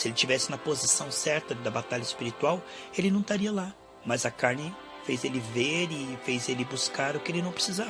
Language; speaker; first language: Portuguese; native; Portuguese